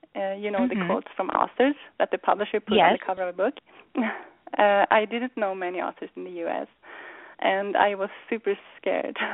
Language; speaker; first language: English; non-native, fluent; Swedish